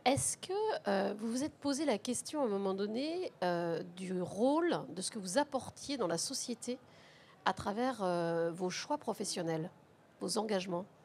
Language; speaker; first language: French; native; French